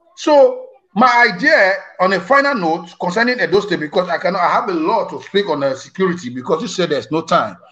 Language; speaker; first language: English; non-native, local second language; Bini